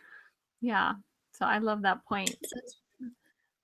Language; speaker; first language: English; native; English